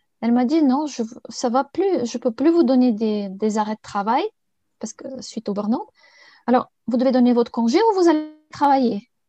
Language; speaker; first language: French; non-native, fluent; Bulgarian